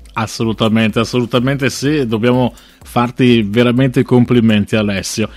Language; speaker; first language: Italian; native; Italian